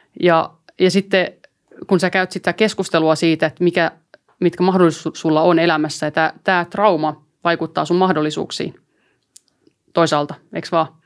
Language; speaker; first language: Finnish; early bilingual, other home language; Albanian